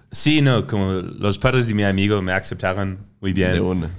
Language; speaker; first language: Spanish; non-native, fluent; French